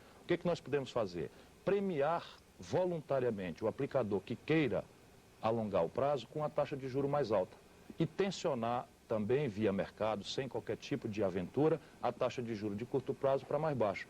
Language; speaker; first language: Portuguese; native; Portuguese